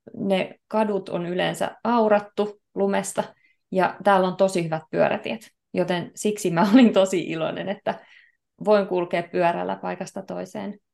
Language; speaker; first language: Finnish; native; Finnish